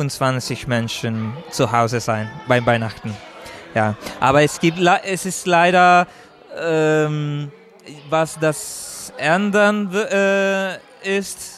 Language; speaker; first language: German; non-native, learner; Spanish